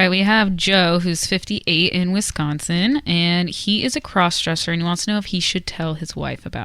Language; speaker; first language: English; native; English